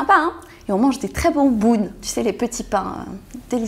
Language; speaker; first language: French; native; French